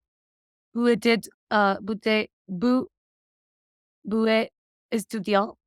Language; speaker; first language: French; non-native, learner; English